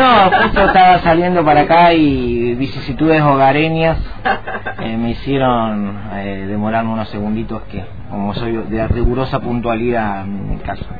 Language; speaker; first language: Spanish; native; Spanish